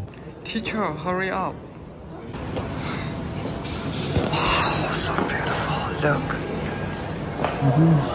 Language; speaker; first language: English; non-native, learner; Chinese